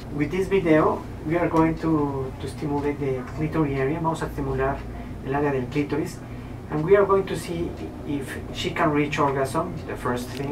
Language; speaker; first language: English; non-native, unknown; Spanish